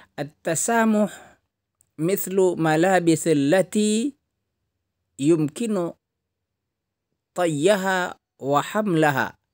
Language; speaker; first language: Arabic; non-native, fluent; Indonesian